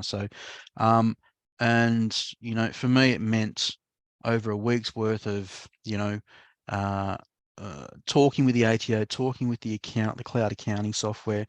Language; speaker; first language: English; native; English